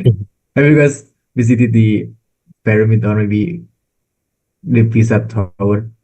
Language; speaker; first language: English; non-native, learner; Indonesian